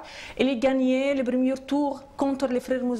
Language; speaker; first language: French; non-native, learner; Arabic